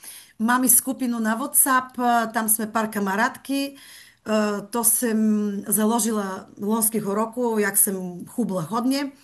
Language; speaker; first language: Czech; non-native, fluent; Bulgarian